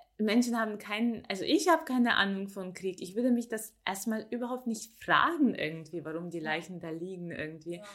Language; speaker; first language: German; non-native, fluent; Ukrainian